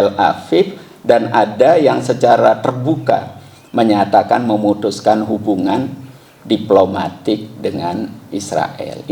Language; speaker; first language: Indonesian; native; Indonesian